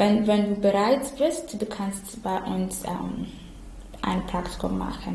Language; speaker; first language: German; non-native, learner; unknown